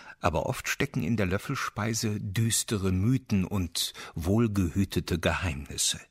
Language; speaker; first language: German; native; German